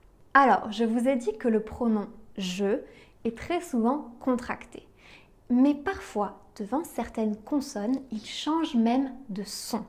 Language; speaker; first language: French; native; French